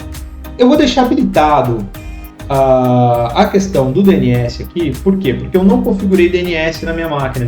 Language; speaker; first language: Portuguese; native; Portuguese